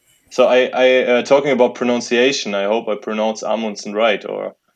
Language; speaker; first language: English; non-native, fluent; German